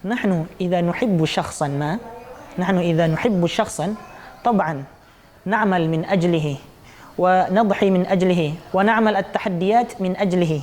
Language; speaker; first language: Arabic; non-native, fluent; Indonesian